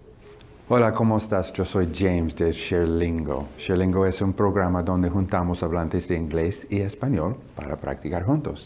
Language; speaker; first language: Spanish; non-native, learner; English